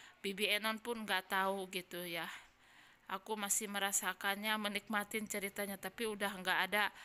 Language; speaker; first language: Indonesian; native; Indonesian